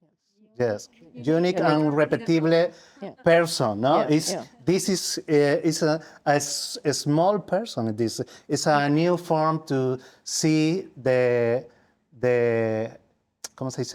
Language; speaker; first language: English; non-native, learner; Spanish